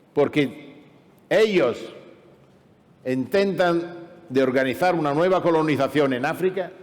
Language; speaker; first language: Spanish; non-native, fluent; Italian